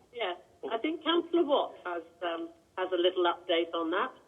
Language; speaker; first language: English; native; English